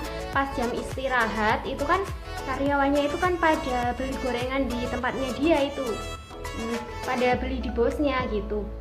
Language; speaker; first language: Indonesian; native; Indonesian